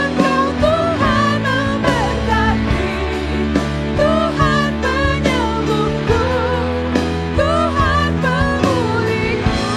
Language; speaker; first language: Indonesian; native; Indonesian